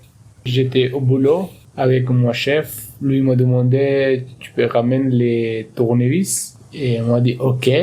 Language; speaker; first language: French; non-native, learner; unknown